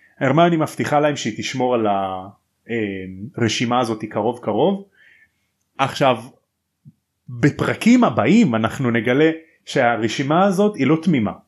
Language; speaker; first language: Hebrew; native; Hebrew